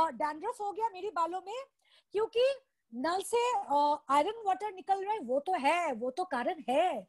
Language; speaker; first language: Hindi; non-native, local second language; Bangla